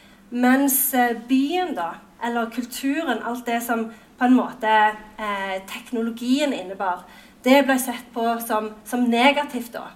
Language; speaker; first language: Norwegian; native; Norwegian